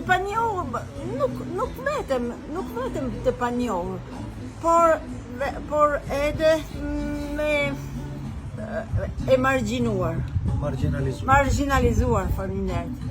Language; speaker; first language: Albanian; non-native, learner; Italian